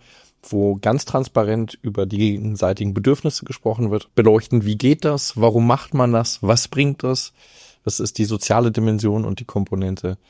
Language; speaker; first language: German; native; German